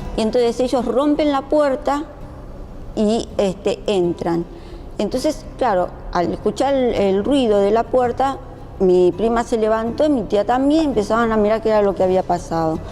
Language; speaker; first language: Spanish; early bilingual, other home language; Japanese